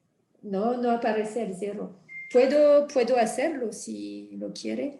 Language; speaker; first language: Spanish; non-native, fluent; French